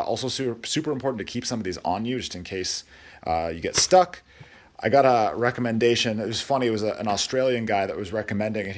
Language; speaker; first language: English; native; English